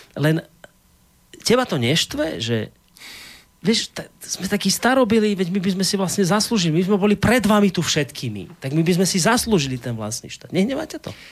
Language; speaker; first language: Slovak; native; Slovak